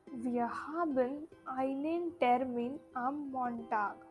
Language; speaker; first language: German; non-native, fluent; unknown